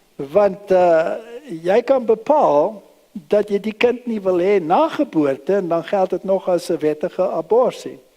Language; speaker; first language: Afrikaans; early bilingual, other home language; German